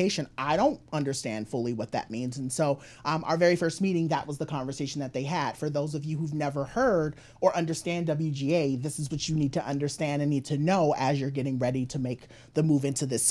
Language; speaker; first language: English; native; English